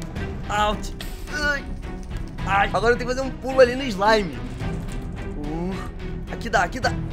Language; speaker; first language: Portuguese; native; Portuguese